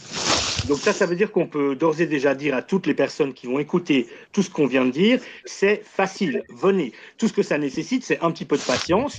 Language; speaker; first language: French; native; French